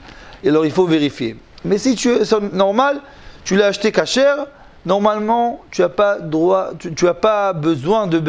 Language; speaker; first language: French; non-native, learner; Hebrew